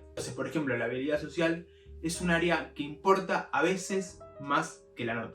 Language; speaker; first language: Spanish; native; Spanish